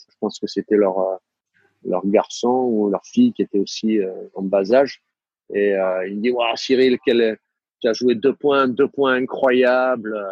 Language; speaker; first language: French; native; French